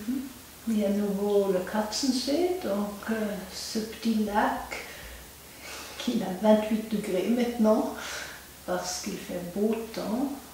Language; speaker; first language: French; non-native, local second language; German